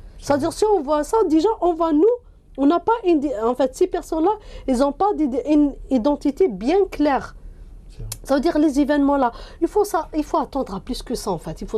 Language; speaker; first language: French; non-native, local second language; Arabic